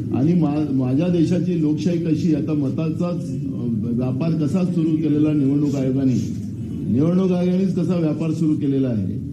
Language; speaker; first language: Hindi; non-native, local second language; Marathi